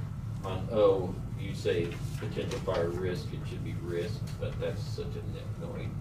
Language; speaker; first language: English; native; English